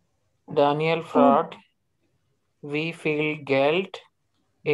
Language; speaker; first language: German; non-native, learner; Urdu